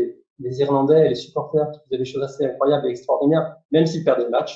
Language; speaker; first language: French; native; French